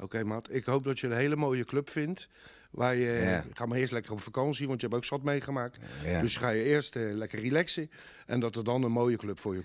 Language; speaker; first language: Dutch; native; Dutch